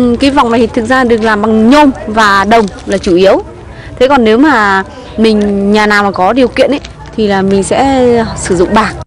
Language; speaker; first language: Vietnamese; non-native, local second language; Hmong